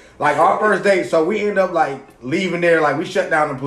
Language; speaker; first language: English; native; English